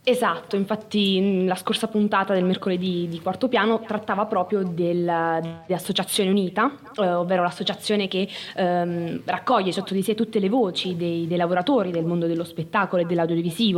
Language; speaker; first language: Italian; native; Italian